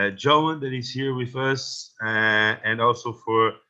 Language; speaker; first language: English; non-native, fluent; Portuguese